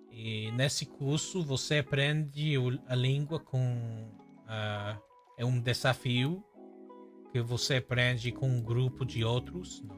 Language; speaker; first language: Portuguese; non-native, fluent; English